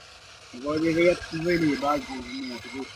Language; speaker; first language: French; native; French